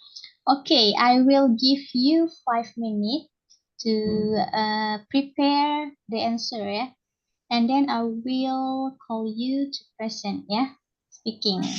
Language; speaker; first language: English; non-native, learner; Indonesian